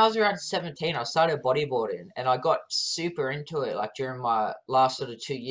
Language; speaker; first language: English; native; English